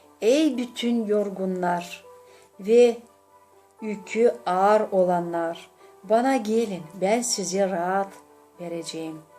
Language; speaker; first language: Turkish; non-native, learner; Gagauz